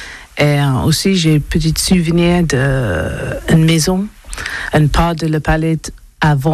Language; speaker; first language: French; non-native, learner; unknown